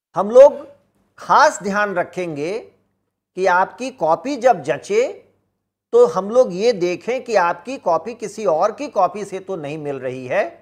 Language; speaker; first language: Hindi; native; Hindi